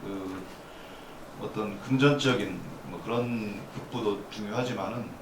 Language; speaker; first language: Korean; native; Korean